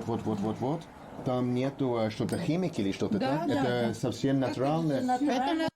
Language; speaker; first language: Russian; non-native, learner; English